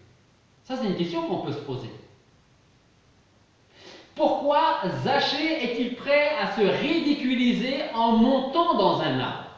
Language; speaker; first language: French; native; French